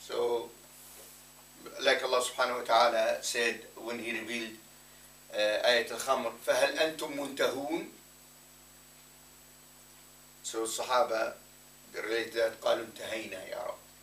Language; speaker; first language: Arabic; non-native, fluent; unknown